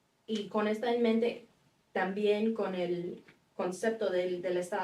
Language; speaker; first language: Spanish; non-native, fluent; English